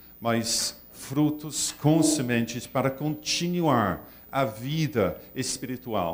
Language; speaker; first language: Portuguese; non-native, learner; English